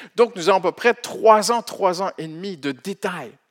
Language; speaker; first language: French; native; French